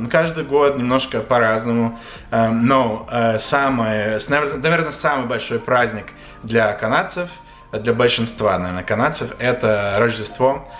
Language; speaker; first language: Russian; non-native, fluent; English